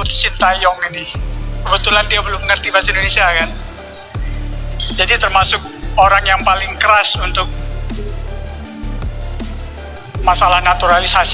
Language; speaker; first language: Indonesian; native; Indonesian